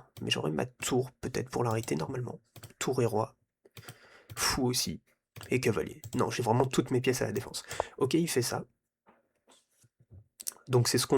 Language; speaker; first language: French; native; French